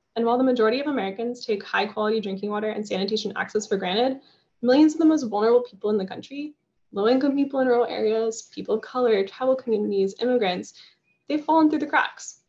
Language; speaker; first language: English; native; English